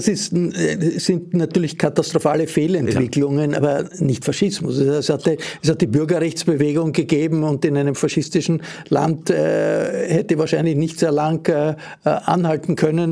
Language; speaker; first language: German; native; German